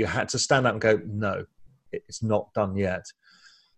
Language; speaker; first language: English; native; English